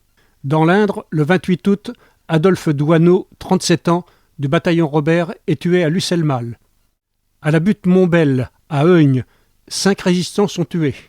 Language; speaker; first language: French; native; French